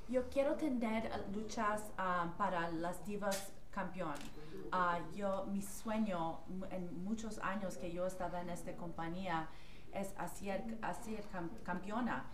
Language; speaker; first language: Spanish; non-native, learner; English